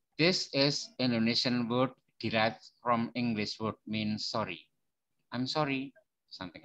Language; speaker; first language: English; non-native, fluent; Indonesian